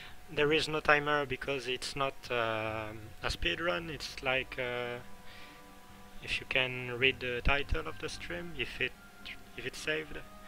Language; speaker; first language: English; non-native, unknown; French